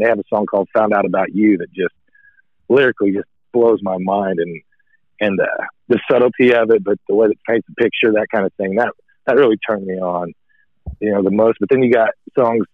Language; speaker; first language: English; native; English